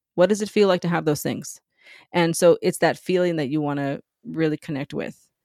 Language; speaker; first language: English; native; English